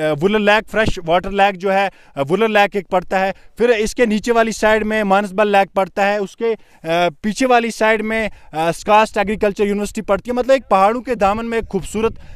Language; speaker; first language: Hindi; non-native, local second language; Kashmiri